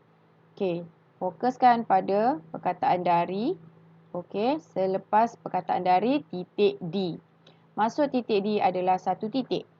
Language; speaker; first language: Malay; native; Malay